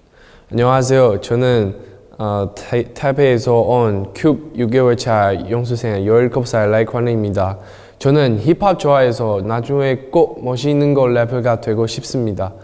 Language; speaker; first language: Korean; non-native, learner; Chinese